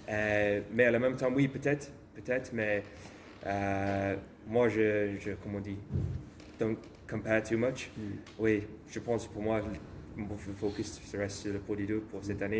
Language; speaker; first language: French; non-native, learner; English